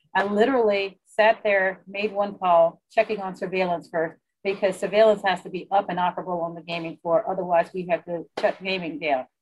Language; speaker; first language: English; native; English